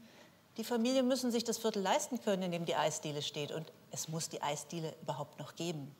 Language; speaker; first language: German; native; German